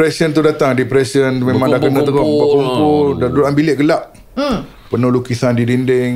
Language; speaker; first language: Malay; non-native, local second language; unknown